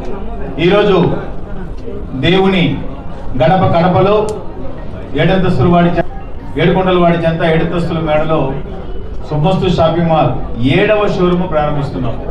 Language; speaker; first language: Telugu; native; Telugu